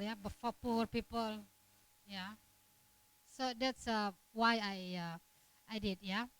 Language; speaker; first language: English; non-native, learner; Indonesian